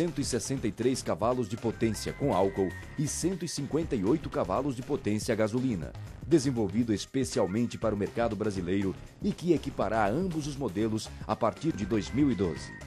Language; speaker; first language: Portuguese; native; Portuguese